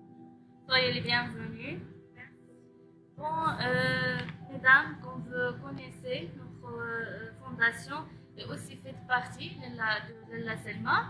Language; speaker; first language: French; non-native, learner; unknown